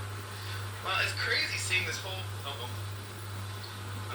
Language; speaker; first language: English; native; English